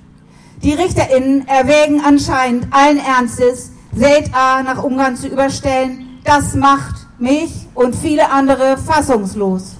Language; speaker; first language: German; native; German